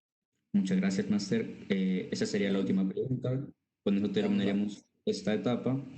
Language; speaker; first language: Spanish; native; Spanish